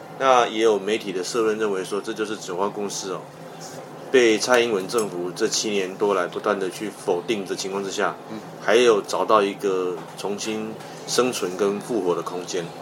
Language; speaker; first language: Chinese; native; Chinese